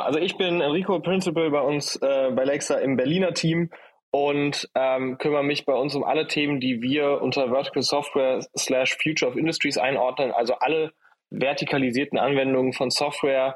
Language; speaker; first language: German; native; German